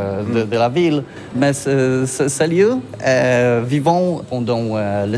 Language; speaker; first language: French; non-native, learner; Polish